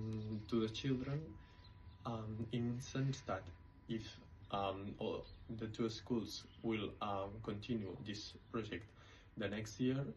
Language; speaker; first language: English; non-native, learner; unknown